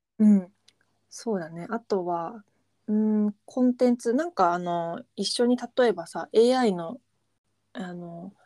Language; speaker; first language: Japanese; native; Japanese